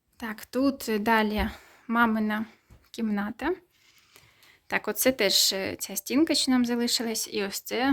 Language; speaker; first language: Ukrainian; native; Ukrainian